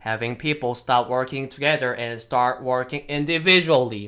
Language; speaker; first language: English; non-native, fluent; Korean